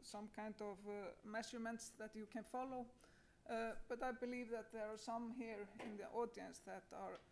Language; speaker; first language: English; non-native, fluent; Icelandic